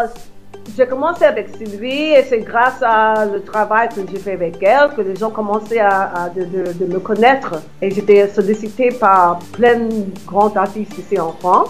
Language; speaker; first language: French; non-native, fluent; English